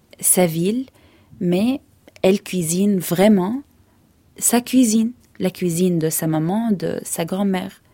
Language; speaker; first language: French; non-native, fluent; Arabic